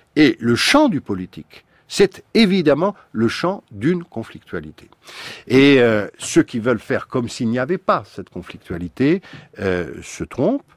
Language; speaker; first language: French; native; French